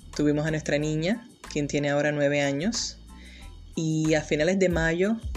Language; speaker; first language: Spanish; early bilingual, heritage; Spanish